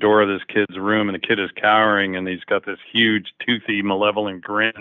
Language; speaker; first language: English; native; English